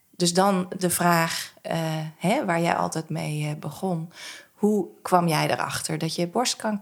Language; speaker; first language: Dutch; native; Dutch